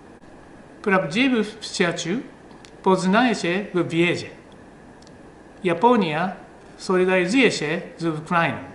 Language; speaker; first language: Polish; non-native, learner; Japanese